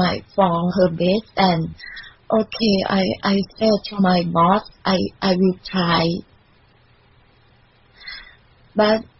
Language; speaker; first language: English; non-native, learner; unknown